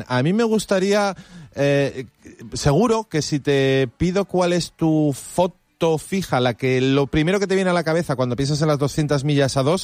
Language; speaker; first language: Spanish; native; Spanish